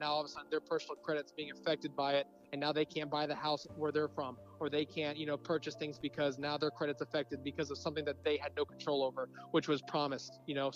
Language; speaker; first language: English; native; English